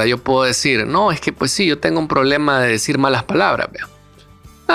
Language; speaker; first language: Spanish; native; Spanish